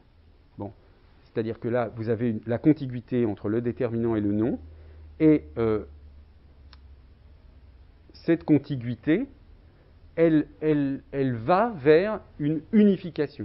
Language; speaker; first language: French; native; French